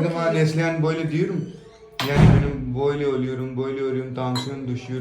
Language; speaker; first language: Turkish; non-native, learner; Urdu